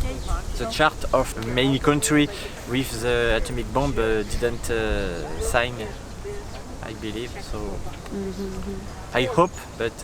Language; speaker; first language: English; non-native, learner; French